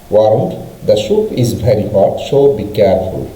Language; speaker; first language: English; non-native, local second language; Bangla